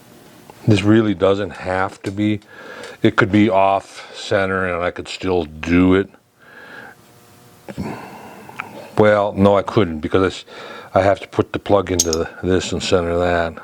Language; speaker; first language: English; native; English